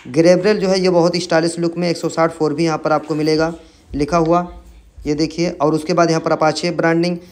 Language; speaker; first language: Hindi; native; Hindi